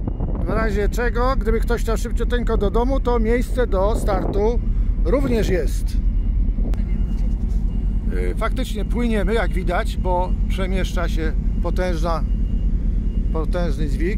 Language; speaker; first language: Polish; native; Polish